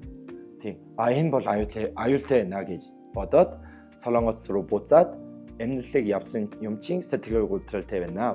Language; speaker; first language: Mongolian; non-native, learner; Korean